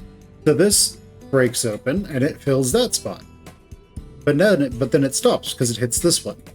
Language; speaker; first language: English; native; English